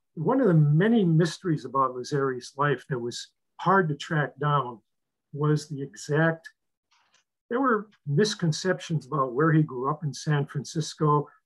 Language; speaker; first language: English; native; English